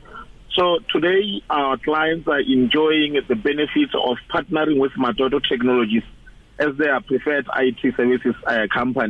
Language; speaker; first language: English; non-native, local second language; Northern Sotho